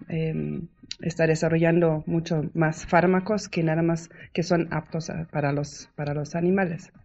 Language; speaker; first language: Spanish; non-native, fluent; German